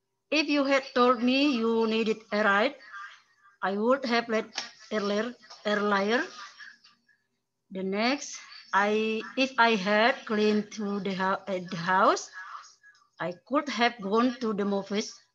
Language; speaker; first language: English; non-native, learner; Indonesian